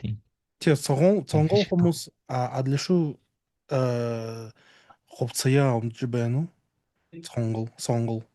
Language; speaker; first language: Mongolian; non-native, learner; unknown